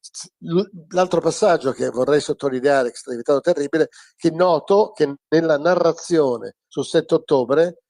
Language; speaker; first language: Italian; native; Italian